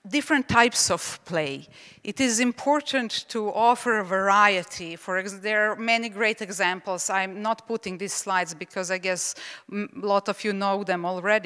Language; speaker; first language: English; non-native, fluent; Czech